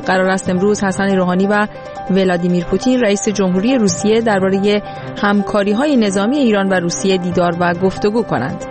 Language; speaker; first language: Persian; native; Persian